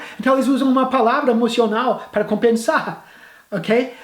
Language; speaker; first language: Portuguese; non-native, fluent; English